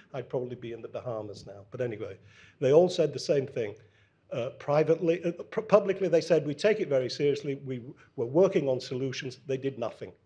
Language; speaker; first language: English; native; English